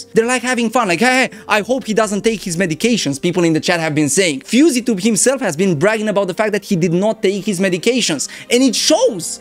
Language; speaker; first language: English; non-native, fluent; Romanian